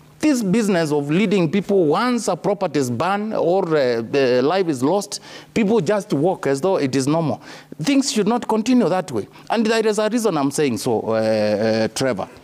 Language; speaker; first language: English; non-native, local second language; Kamba